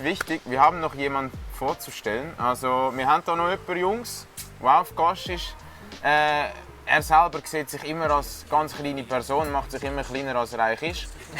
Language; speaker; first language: German; native; German